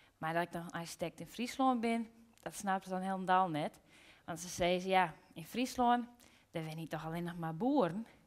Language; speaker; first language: Dutch; non-native, local second language; Western Frisian